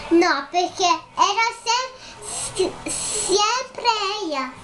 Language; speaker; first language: Spanish; early bilingual, heritage; Spanish